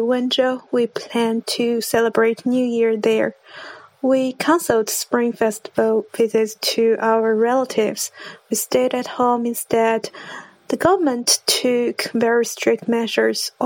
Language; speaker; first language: English; non-native, fluent; Chinese